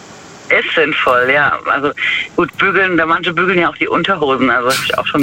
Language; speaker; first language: German; native; German